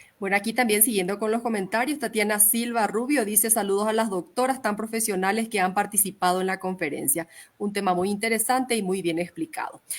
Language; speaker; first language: Spanish; native; Spanish